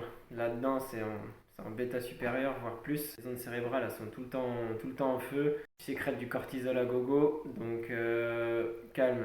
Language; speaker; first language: French; native; French